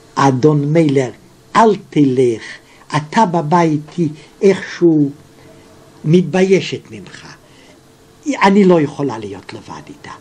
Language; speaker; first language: Hebrew; non-native, fluent; Yiddish